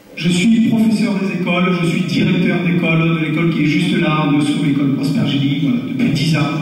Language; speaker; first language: French; native; French